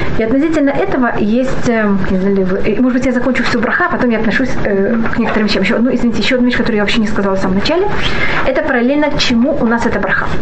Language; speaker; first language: Russian; early bilingual, heritage; Russian